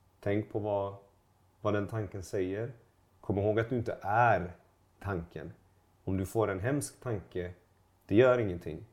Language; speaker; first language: Swedish; early bilingual, other home language; Persian